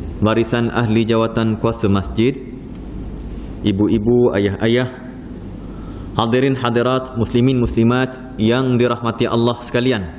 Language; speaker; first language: Malay; native; Malay